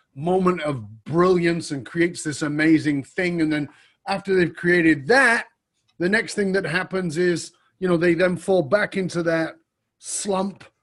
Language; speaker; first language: English; native; English